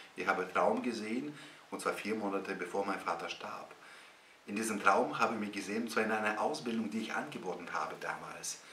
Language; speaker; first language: German; non-native, fluent; Russian